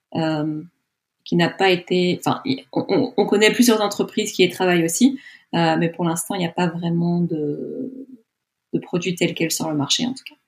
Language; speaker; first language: French; native; French